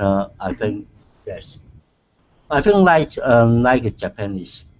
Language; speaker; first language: English; non-native, learner; Chinese